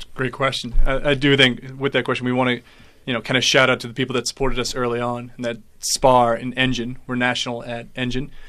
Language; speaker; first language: English; native; English